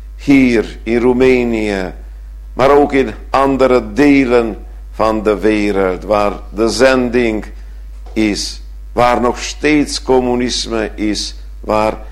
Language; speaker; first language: Dutch; non-native, fluent; Hungarian